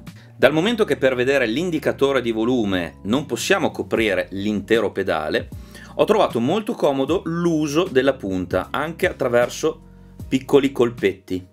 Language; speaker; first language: Italian; native; Italian